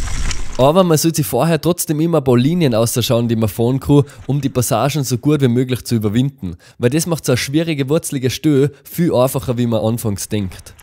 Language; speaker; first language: German; native; German